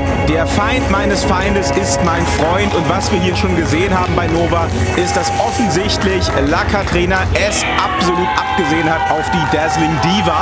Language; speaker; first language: German; native; German